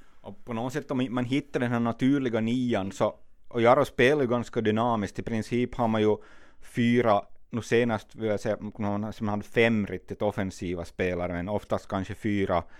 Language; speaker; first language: Swedish; native; Swedish